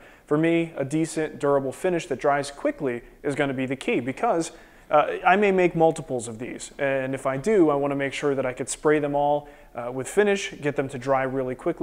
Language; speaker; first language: English; native; English